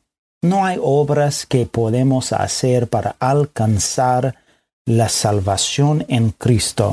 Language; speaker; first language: Spanish; non-native, fluent; English